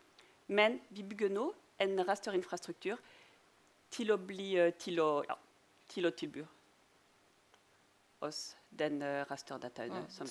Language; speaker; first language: Norwegian; non-native, fluent; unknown